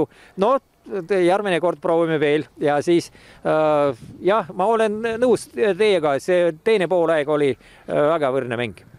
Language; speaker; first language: Estonian; non-native, local second language; Russian